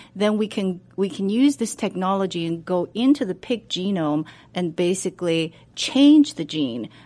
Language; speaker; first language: English; non-native, fluent; Chinese